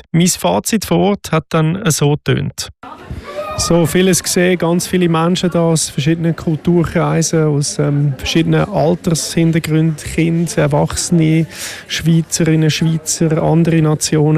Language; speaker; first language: German; native; German